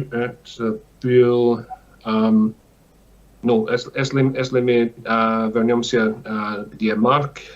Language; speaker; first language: Russian; non-native, learner; English